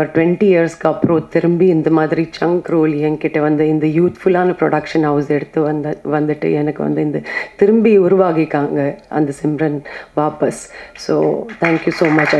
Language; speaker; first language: Tamil; non-native, fluent; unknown